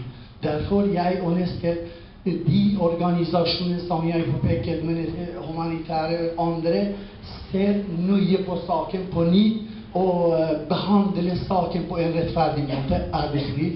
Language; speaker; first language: Norwegian; non-native, learner; Kurdish